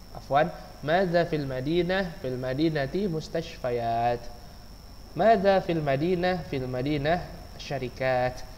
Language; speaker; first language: Arabic; non-native, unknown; Indonesian